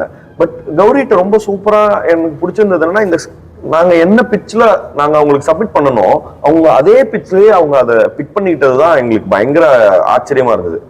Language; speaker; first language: Tamil; native; Tamil